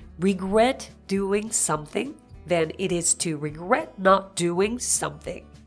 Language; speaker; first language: English; non-native, fluent; Japanese